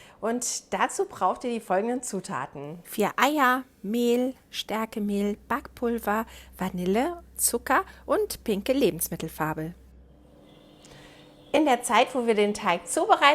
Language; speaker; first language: German; native; German